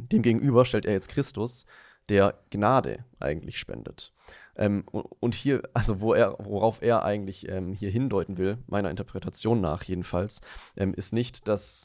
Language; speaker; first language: German; native; German